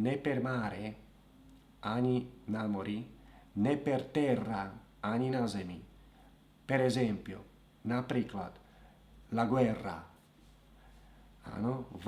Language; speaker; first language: Italian; non-native, fluent; Slovak